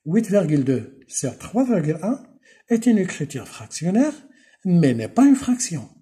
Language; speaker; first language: French; non-native, local second language; Arabic